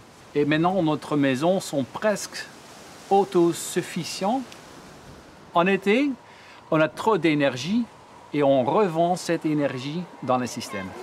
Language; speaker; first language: French; non-native, learner; Dutch